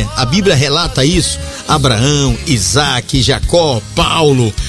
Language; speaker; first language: Portuguese; native; Portuguese